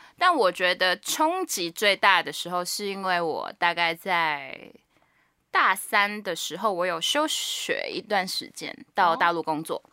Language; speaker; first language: Chinese; native; Chinese